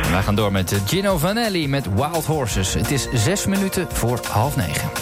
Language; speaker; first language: Dutch; native; Dutch